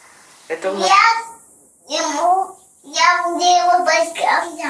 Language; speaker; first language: Russian; early bilingual, heritage; Russian